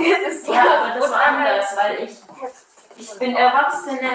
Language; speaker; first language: German; early bilingual, other home language; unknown